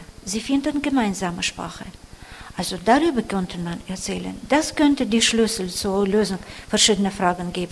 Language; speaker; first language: German; non-native, fluent; Russian